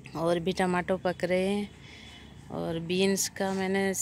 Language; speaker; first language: Hindi; non-native, local second language; Odia